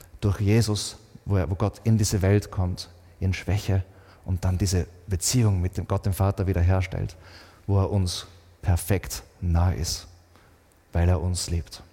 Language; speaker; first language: German; native; German